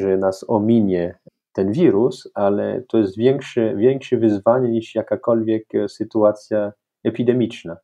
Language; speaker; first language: Polish; non-native, fluent; French